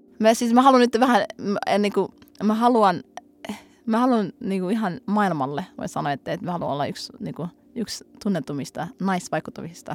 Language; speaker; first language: Finnish; early bilingual, other home language; Somali